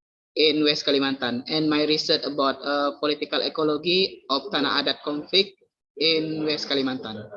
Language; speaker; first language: English; non-native, learner; Indonesian